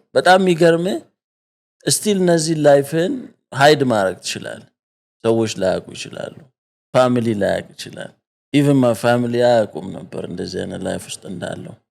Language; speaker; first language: Amharic; native; Amharic